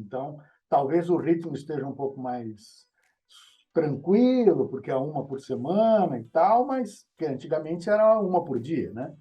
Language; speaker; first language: Portuguese; native; Portuguese